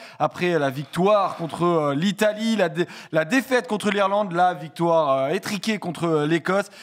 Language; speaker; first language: French; native; French